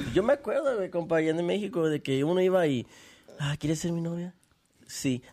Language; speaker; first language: Spanish; early bilingual, heritage; Spanish